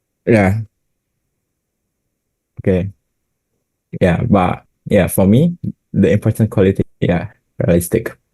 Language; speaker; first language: English; non-native, learner; Indonesian